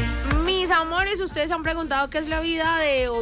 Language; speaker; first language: Spanish; native; Spanish